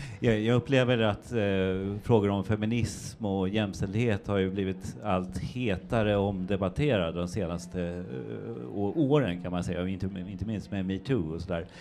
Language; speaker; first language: Swedish; native; Swedish